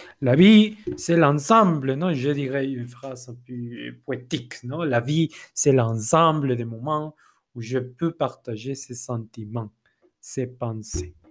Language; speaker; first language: French; non-native, fluent; Spanish